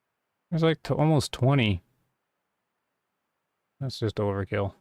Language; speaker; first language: English; native; English